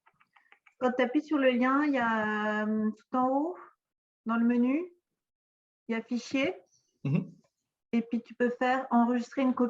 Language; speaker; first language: French; native; French